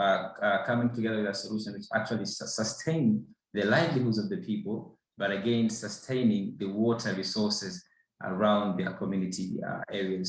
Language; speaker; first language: English; non-native, local second language; Swahili